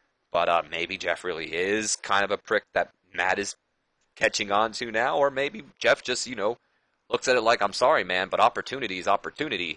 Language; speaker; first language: English; native; English